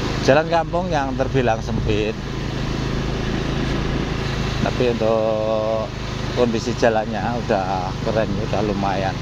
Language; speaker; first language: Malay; non-native, local second language; Javanese